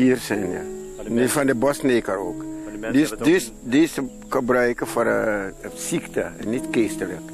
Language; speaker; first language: Dutch; non-native, local second language; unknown